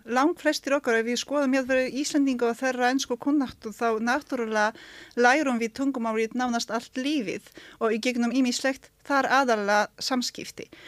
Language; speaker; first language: Icelandic; non-native, fluent; Polish